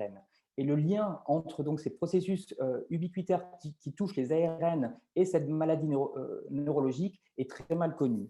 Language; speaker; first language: French; native; French